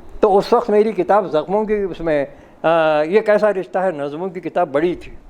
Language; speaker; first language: Urdu; native; Urdu